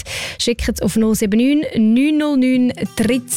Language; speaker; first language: German; native; German